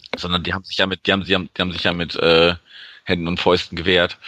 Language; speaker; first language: German; native; German